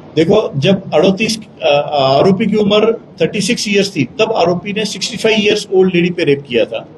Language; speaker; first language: Hindi; non-native, local second language; Marathi